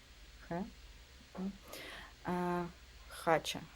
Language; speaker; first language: Spanish; non-native, learner; Russian